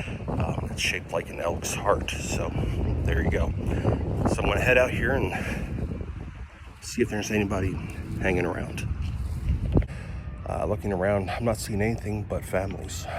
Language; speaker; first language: English; native; English